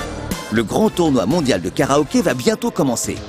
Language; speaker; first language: French; native; French